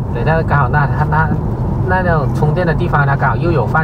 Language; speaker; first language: Chinese; native; Chinese